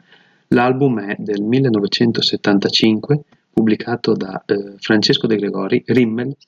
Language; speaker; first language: Italian; native; Italian